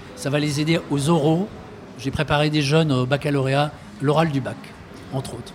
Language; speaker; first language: French; early bilingual, other home language; Arabic